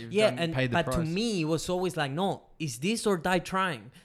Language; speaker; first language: English; non-native, fluent; Spanish